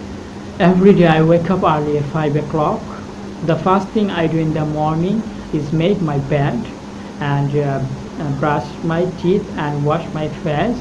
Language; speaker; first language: English; non-native, learner; Bangla